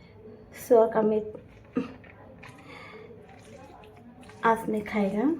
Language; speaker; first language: Hindi; non-native, local second language; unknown